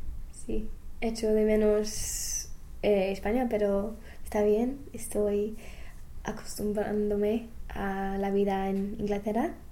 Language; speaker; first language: Spanish; non-native, fluent; English